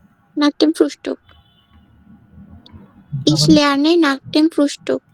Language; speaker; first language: German; non-native, learner; Bangla